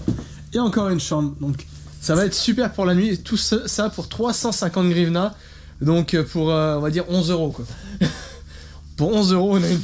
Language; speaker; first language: French; native; French